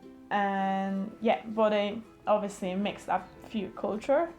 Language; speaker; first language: English; non-native, learner; Polish